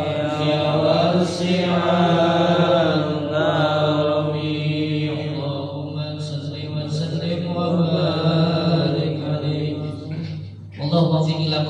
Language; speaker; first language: Indonesian; native; Indonesian